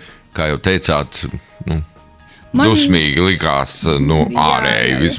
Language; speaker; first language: Latvian; native; Latvian